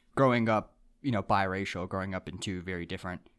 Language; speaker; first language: English; early bilingual, other home language; Japanese